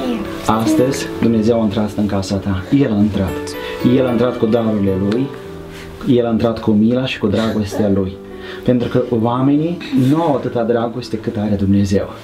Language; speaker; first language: Romanian; native; Romanian